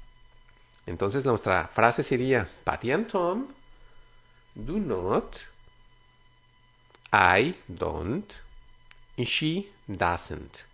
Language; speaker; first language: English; non-native, fluent; Spanish